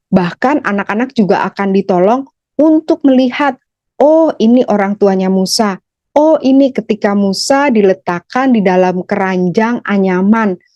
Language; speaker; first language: Indonesian; native; Indonesian